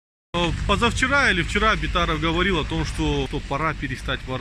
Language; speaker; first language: Russian; native; Russian